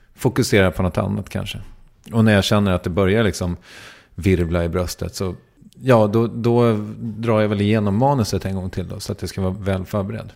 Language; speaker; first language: Swedish; native; Swedish